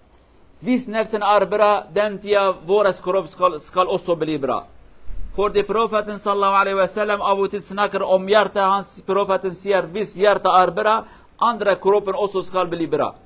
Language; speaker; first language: Norwegian; non-native, learner; Central Kurdish